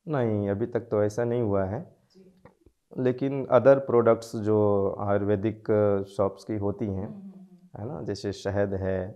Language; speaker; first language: Hindi; native; Hindi